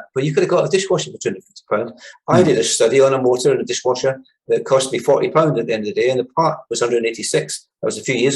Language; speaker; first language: English; native; English